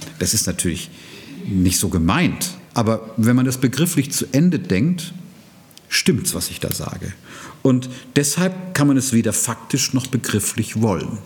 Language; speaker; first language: German; native; German